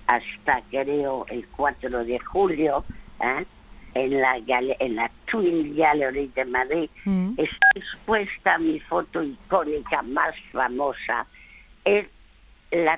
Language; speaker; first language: Spanish; early bilingual, other home language; French